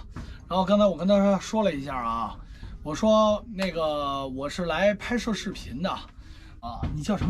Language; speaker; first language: Chinese; native; Chinese